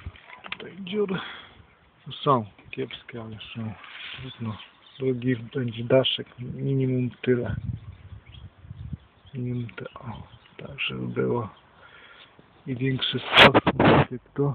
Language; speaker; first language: Polish; native; Polish